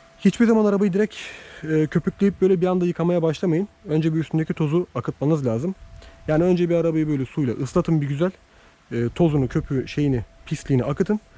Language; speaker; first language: Turkish; native; Turkish